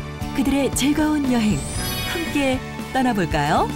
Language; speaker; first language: Korean; native; Korean